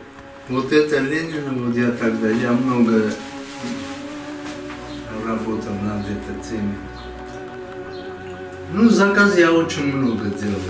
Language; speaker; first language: Russian; non-native, local second language; Armenian